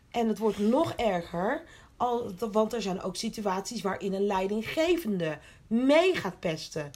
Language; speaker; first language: Dutch; early bilingual, other home language; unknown